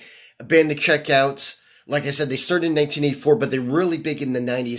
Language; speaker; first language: English; native; English